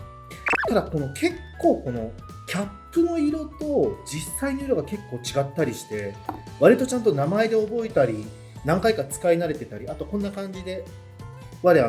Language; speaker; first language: Japanese; native; Japanese